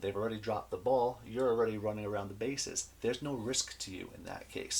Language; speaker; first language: English; native; English